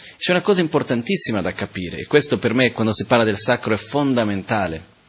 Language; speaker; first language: Italian; non-native, fluent; Portuguese